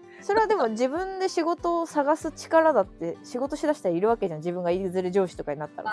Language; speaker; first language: Japanese; native; Japanese